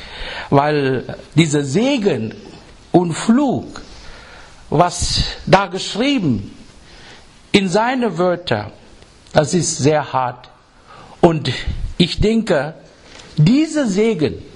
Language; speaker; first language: German; non-native, fluent; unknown